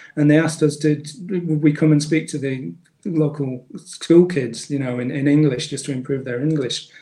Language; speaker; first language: English; native; English